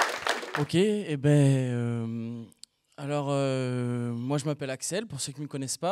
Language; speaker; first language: French; native; French